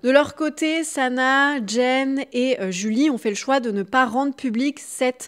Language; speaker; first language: French; native; French